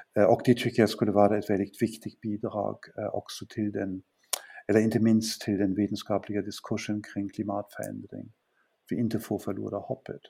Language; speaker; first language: Swedish; non-native, fluent; German